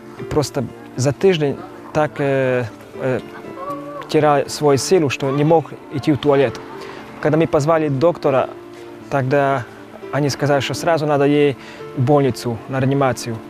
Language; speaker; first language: Russian; non-native, local second language; Romany